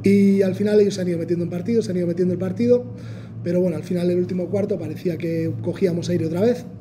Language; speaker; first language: Spanish; non-native, local second language; Basque